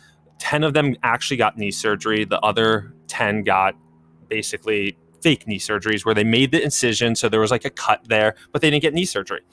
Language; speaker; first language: English; native; English